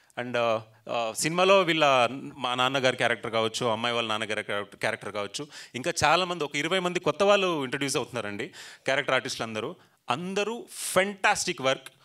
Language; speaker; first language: Telugu; native; Telugu